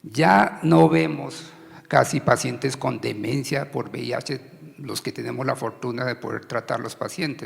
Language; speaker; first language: Spanish; native; Spanish